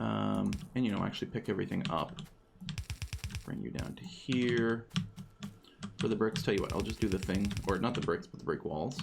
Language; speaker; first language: English; native; English